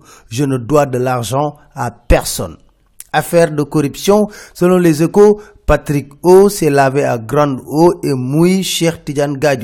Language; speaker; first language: French; non-native, local second language; Wolof